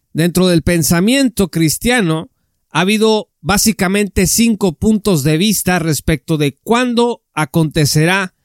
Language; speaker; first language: Spanish; native; Spanish